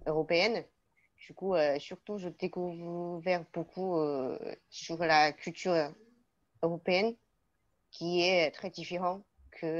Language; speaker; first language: French; non-native, learner; Chinese